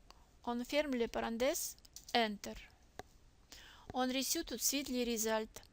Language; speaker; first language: French; non-native, learner; Russian